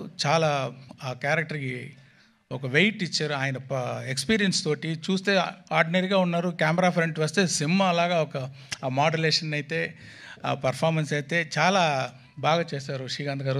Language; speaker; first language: Telugu; non-native, local second language; Tamil